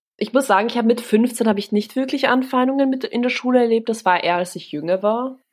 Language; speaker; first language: German; early bilingual, other home language; Polish